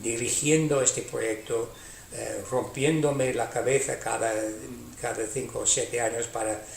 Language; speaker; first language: Spanish; non-native, fluent; English